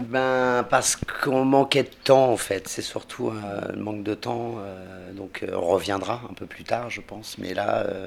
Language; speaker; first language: French; native; French